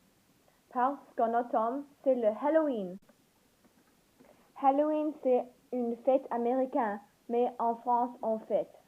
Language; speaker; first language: French; non-native, learner; English